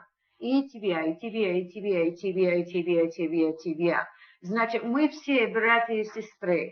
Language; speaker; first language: Russian; non-native, learner; English